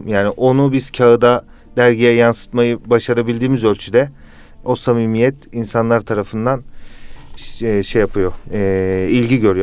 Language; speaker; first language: Turkish; native; Turkish